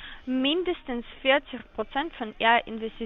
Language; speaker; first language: German; non-native, learner; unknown